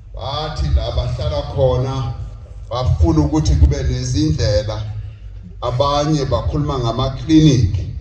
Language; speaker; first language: Zulu; non-native, local second language; Venda